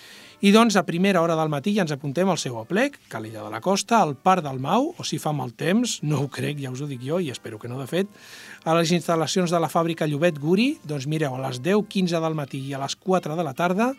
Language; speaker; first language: Catalan; native; Catalan